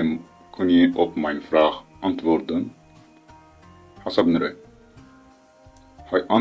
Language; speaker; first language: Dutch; non-native, learner; Tigrinya